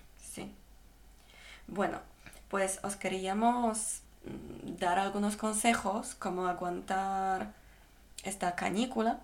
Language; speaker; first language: Spanish; non-native, fluent; Polish